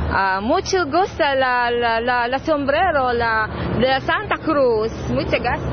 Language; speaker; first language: Spanish; non-native, learner; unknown